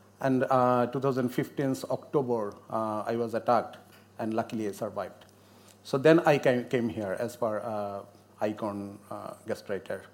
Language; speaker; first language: English; non-native, local second language; Bangla